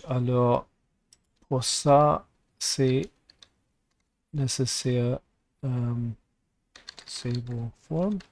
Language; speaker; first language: French; non-native, learner; English